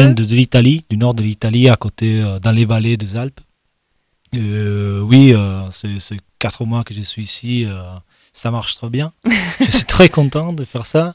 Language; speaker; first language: French; non-native, fluent; Italian